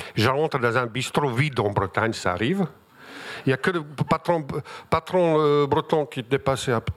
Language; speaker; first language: French; non-native, fluent; Bosnian